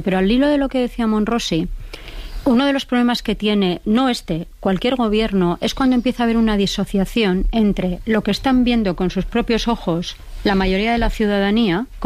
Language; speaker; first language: Spanish; native; Spanish